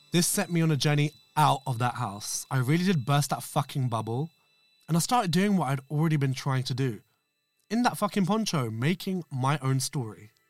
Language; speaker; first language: English; non-native, local second language; Urdu